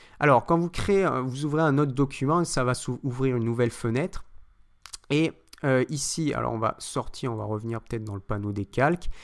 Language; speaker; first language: French; native; French